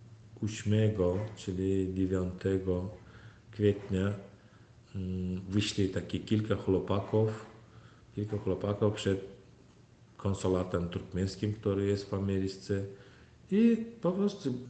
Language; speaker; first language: Polish; non-native, fluent; Turkmen